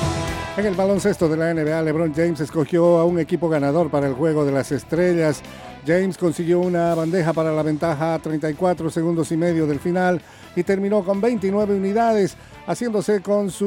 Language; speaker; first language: Spanish; native; Spanish